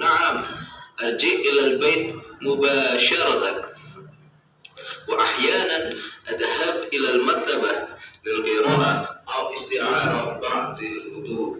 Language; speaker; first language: Arabic; non-native, learner; Indonesian